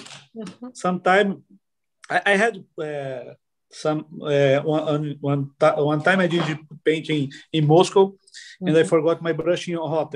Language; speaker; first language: English; non-native, learner; Portuguese